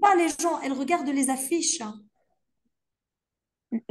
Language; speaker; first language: French; non-native, local second language; Arabic